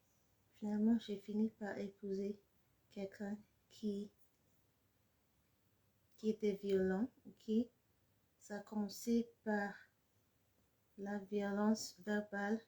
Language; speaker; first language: French; non-native, fluent; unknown